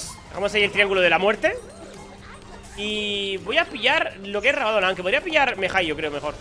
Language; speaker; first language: Spanish; native; Spanish